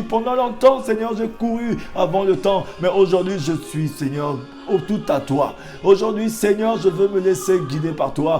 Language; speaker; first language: French; non-native, local second language; Lingala